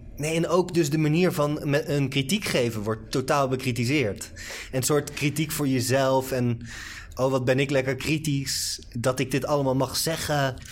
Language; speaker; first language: Dutch; native; Dutch